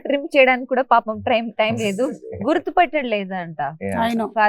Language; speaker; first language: Telugu; non-native, learner; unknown